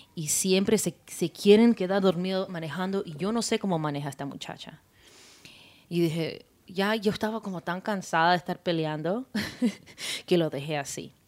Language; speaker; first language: Spanish; early bilingual, heritage; Spanish